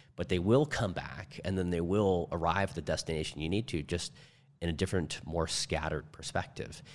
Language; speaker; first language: English; native; English